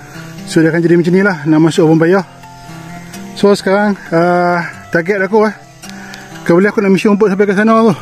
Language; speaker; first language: Malay; native; Malay